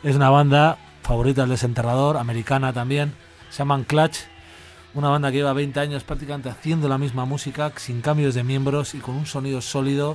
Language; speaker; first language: Spanish; native; Spanish